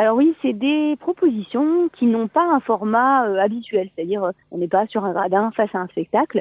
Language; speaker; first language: French; native; French